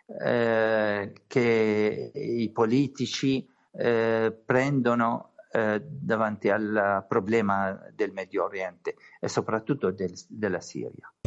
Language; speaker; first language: Italian; non-native, learner; Arabic